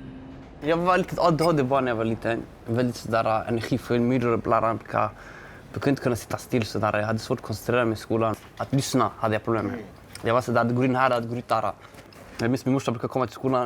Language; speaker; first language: Swedish; early bilingual, other home language; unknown